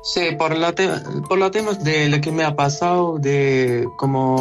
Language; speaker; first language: Spanish; non-native, learner; Arabic